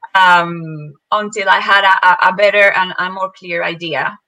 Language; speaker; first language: English; non-native, fluent; Spanish